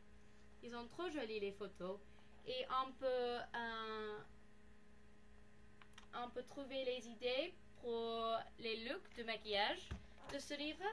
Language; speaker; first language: French; non-native, learner; English